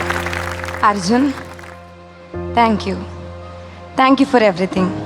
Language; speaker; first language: Tamil; native; Tamil